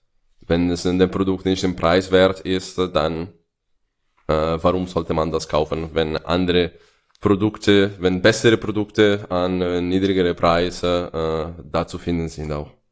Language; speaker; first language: German; non-native, fluent; Italian